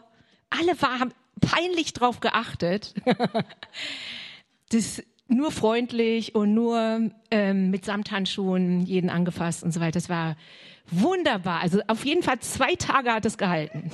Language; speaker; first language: German; native; German